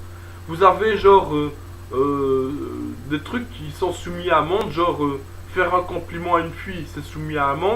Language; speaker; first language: French; native; French